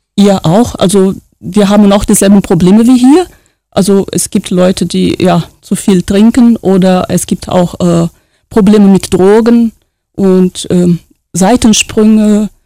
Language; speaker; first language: German; non-native, fluent; Portuguese